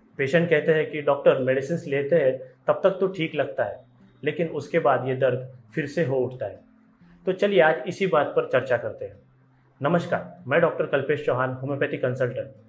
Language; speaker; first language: Hindi; non-native, local second language; Marathi